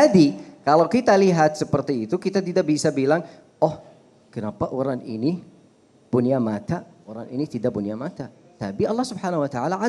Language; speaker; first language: Indonesian; non-native, fluent; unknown